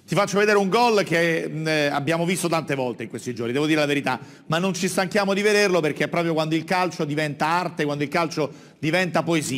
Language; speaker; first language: Italian; native; Italian